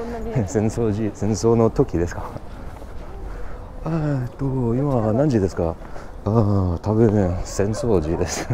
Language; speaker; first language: Japanese; non-native, learner; English